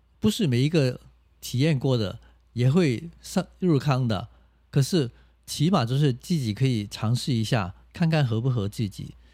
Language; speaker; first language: Chinese; non-native, local second language; Cantonese